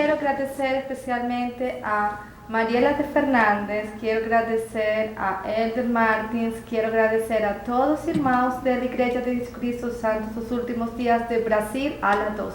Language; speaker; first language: Portuguese; non-native, learner; Spanish